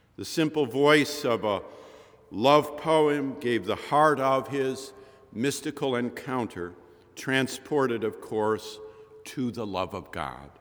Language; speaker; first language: English; native; English